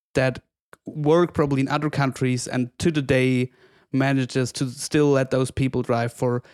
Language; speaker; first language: English; non-native, fluent; German